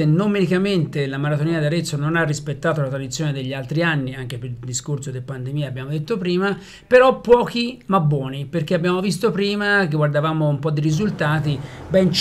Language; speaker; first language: Italian; native; Italian